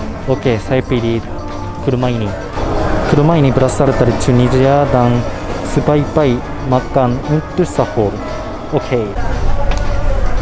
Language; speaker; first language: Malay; non-native, learner; Japanese